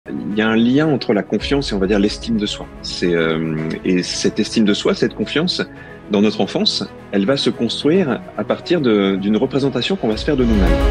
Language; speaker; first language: French; native; French